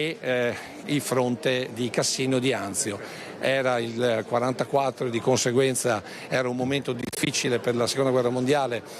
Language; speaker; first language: Italian; native; Italian